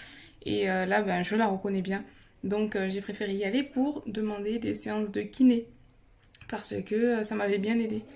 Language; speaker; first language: French; native; French